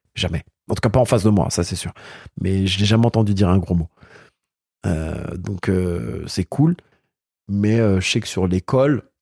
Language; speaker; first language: French; early bilingual, other home language; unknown